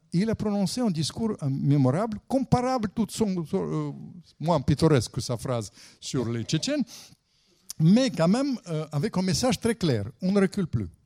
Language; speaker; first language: French; non-native, fluent; Russian